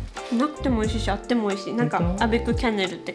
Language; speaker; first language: French; non-native, learner; Japanese